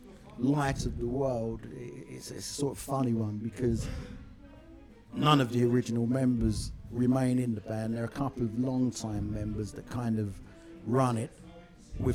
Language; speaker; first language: English; native; English